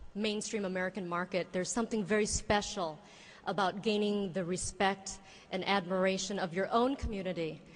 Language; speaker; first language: English; early bilingual, other home language; Vietnamese